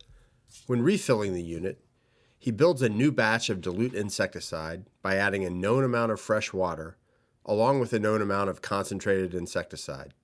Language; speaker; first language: English; native; English